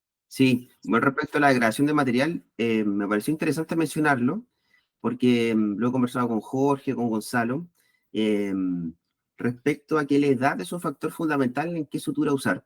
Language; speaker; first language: Spanish; native; Spanish